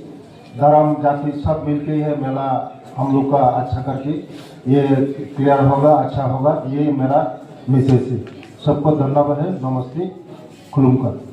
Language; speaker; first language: Hindi; non-native, local second language; Kok Borok